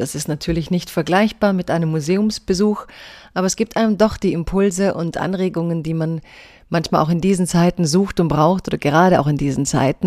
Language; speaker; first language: German; early bilingual, other home language; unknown